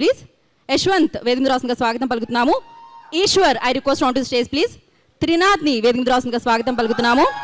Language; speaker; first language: Telugu; native; Telugu